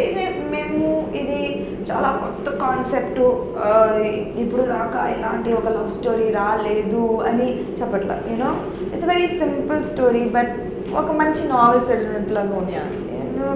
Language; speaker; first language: Telugu; non-native, local second language; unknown